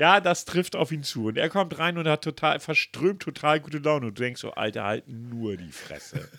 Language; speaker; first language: German; native; German